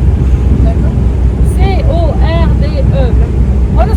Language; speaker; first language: French; non-native, fluent; Russian